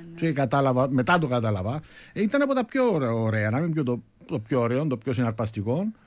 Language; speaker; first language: Greek; native; Greek